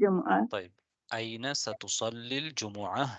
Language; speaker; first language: Arabic; non-native, fluent; Tamil